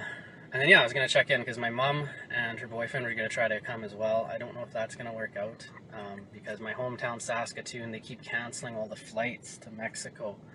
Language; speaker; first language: English; native; English